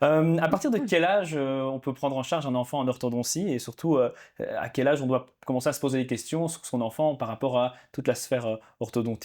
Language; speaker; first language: French; native; French